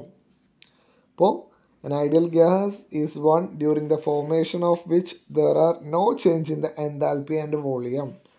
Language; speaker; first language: English; non-native, local second language; Malayalam